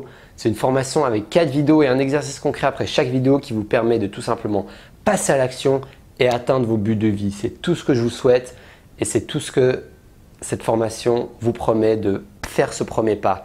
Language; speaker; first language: French; native; French